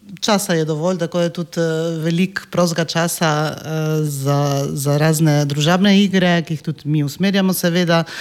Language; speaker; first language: Slovenian; native; Slovenian